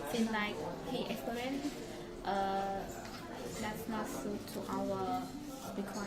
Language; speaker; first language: English; non-native, learner; Khmer